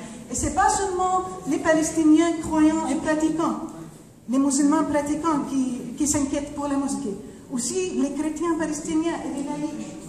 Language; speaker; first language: French; non-native, fluent; Arabic